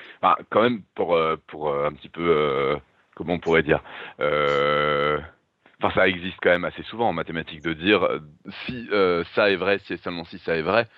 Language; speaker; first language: French; native; French